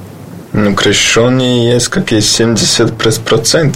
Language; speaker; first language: Russian; non-native, learner; Latvian